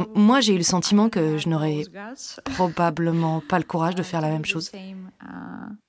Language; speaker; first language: French; non-native, fluent; Ukrainian